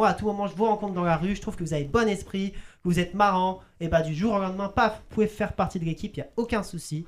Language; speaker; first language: French; native; French